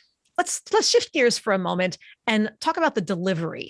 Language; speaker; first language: English; native; English